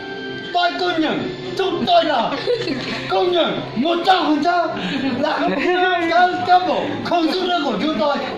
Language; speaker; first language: Vietnamese; non-native, local second language; Hmong